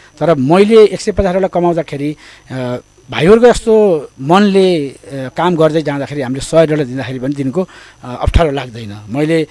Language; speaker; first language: Nepali; native; Nepali